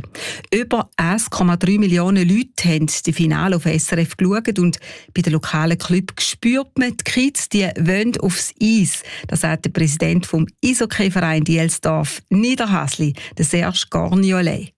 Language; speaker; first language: German; native; German